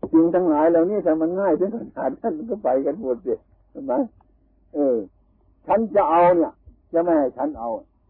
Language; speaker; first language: Thai; native; Thai